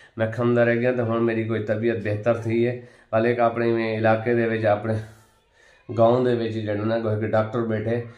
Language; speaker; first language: Punjabi; non-native, local second language; Saraiki